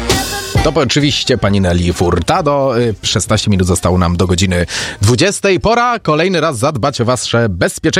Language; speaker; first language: Polish; native; Polish